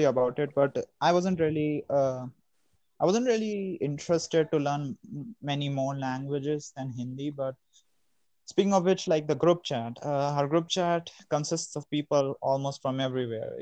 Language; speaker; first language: English; non-native, local second language; Hindi